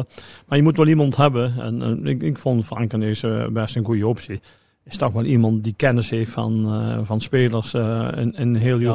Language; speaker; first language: Dutch; native; Dutch